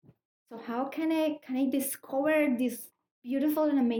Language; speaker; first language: English; non-native, learner; Spanish